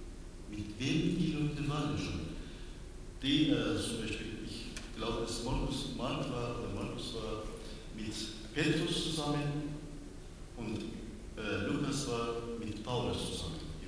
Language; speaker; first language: German; non-native, learner; Persian